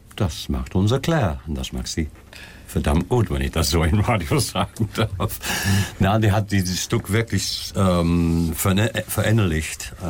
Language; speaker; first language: German; non-native, fluent; English